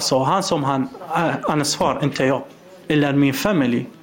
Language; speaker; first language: Swedish; non-native, fluent; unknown